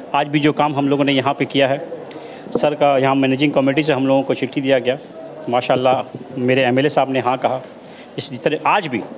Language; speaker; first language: Hindi; non-native, local second language; Urdu